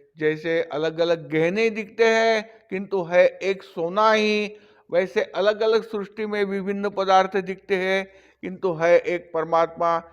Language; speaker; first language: Hindi; non-native, local second language; Marathi